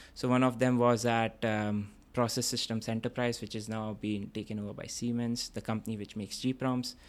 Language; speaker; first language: English; non-native, local second language; Bangla